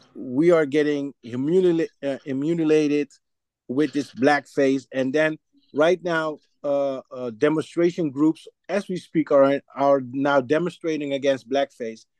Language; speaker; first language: English; non-native, fluent; Dutch